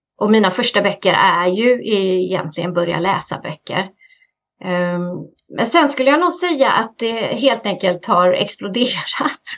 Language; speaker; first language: Swedish; native; Swedish